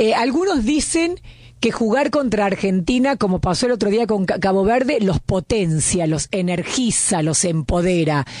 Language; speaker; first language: Spanish; native; Spanish